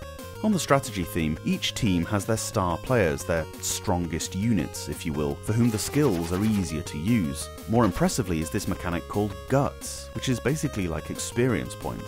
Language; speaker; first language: English; native; English